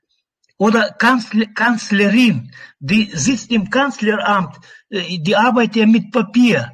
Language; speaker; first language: German; non-native, learner; Russian